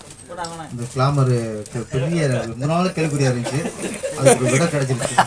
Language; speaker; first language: Tamil; native; Tamil